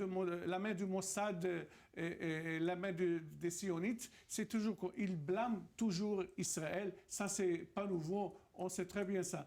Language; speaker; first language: French; non-native, fluent; Arabic